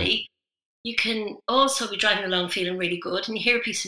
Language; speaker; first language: English; native; English